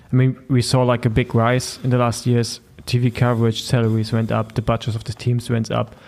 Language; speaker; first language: English; non-native, fluent; German